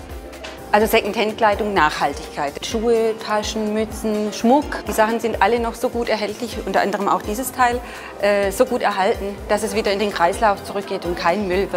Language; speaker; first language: German; native; German